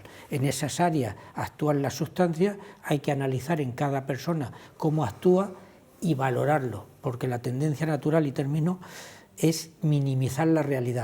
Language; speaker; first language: Spanish; native; Spanish